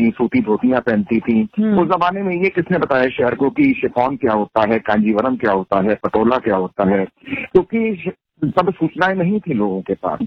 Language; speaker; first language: Hindi; native; Hindi